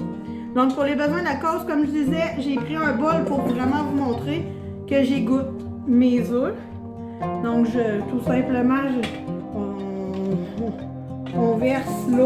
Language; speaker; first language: French; native; French